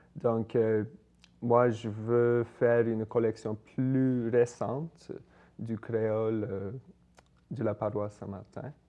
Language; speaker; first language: French; non-native, fluent; Swedish